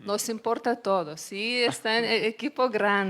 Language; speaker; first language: Spanish; non-native, learner; Lithuanian